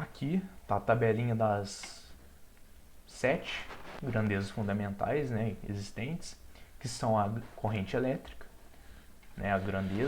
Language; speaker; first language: Portuguese; native; Portuguese